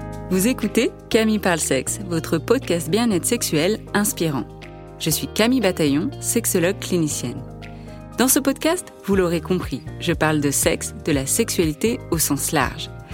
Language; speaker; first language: French; native; French